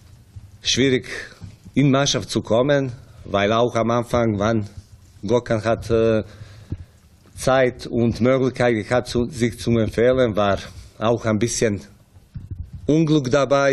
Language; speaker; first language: German; non-native, fluent; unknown